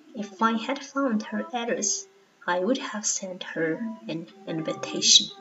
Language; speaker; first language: English; non-native, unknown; Mongolian